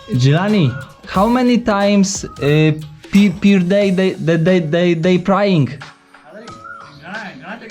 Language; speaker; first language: English; non-native, learner; Polish